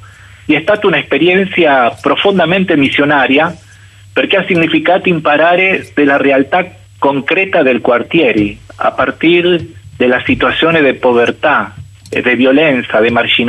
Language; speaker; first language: Italian; non-native, fluent; Spanish